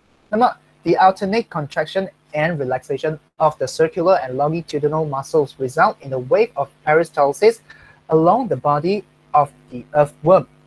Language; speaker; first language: English; non-native, local second language; Chinese